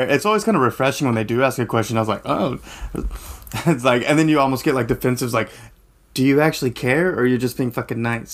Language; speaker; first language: English; native; English